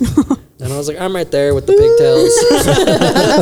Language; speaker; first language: English; native; English